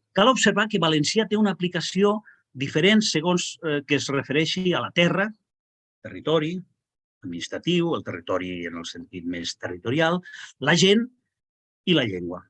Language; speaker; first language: Catalan; non-native, local second language; Spanish